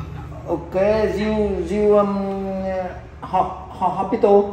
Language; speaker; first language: English; non-native, learner; Vietnamese